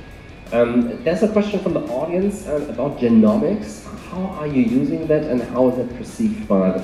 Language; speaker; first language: English; non-native, fluent; German